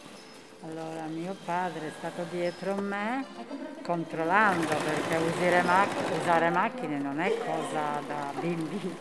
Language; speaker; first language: Italian; non-native, learner; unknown